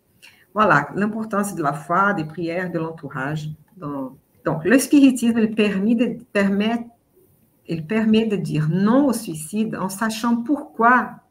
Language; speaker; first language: French; non-native, fluent; Portuguese